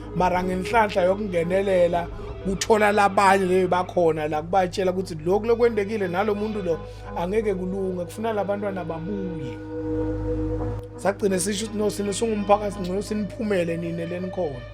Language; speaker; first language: Zulu; non-native, local second language; Swati